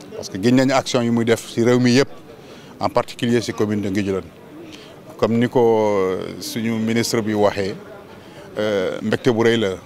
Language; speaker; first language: Wolof; non-native, local second language; Fula